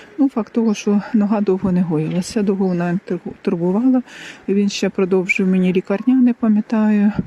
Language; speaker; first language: Ukrainian; native; Ukrainian